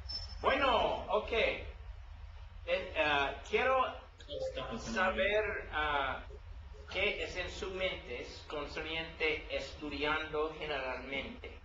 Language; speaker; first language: Spanish; non-native, learner; English